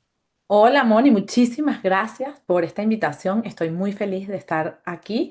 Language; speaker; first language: Spanish; native; Spanish